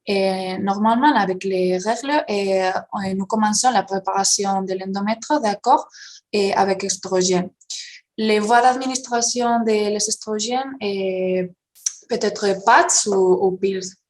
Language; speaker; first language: French; non-native, fluent; Spanish